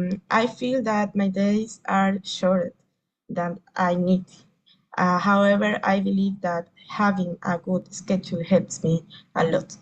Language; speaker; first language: English; non-native, learner; Spanish